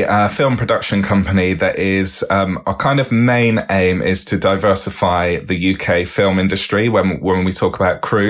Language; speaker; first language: English; native; English